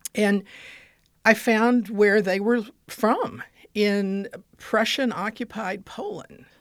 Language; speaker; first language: English; native; English